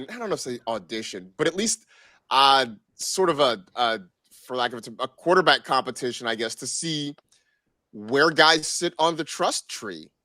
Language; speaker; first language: English; native; English